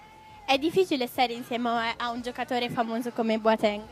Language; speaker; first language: Italian; native; Italian